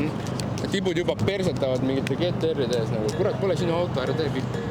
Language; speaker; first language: Estonian; native; Estonian